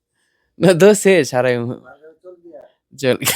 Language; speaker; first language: Hindi; non-native, learner; Bangla